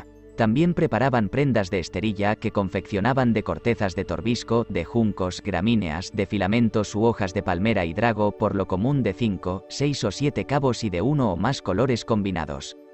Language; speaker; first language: Spanish; native; Spanish